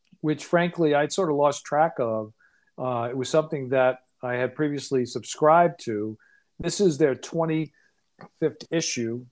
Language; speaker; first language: English; native; English